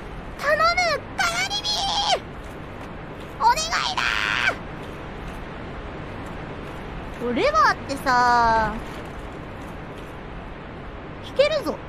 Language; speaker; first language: Japanese; native; Japanese